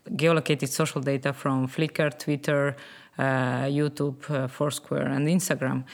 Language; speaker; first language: English; non-native, fluent; Estonian